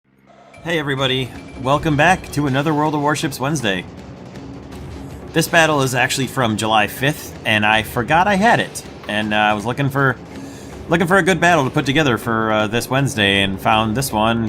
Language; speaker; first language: English; native; English